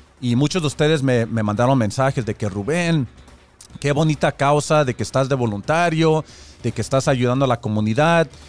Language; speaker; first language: Spanish; early bilingual, heritage; Spanish